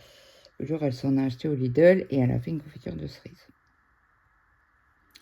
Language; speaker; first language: French; native; French